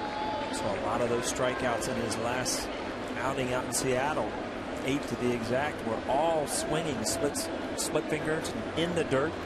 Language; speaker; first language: English; native; English